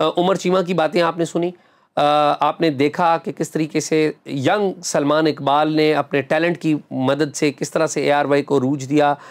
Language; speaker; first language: Urdu; native; Urdu